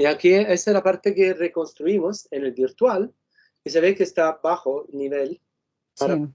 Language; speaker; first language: Spanish; non-native, fluent; Italian